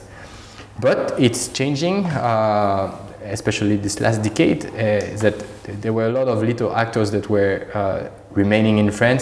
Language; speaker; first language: English; non-native, fluent; French